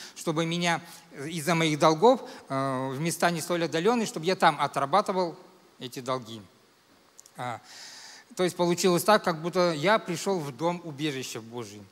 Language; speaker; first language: Russian; native; Russian